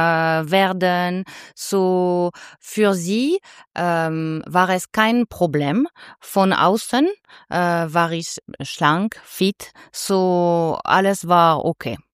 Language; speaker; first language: German; non-native, learner; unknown